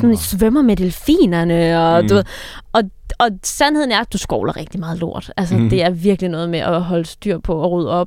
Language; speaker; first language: Danish; native; Danish